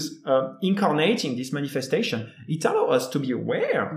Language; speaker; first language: English; non-native, fluent; French